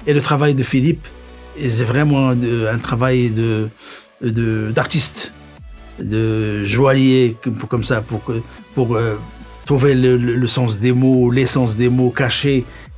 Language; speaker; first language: French; non-native, local second language; Arabic